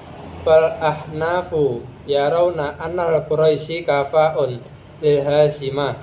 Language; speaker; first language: Arabic; non-native, learner; Indonesian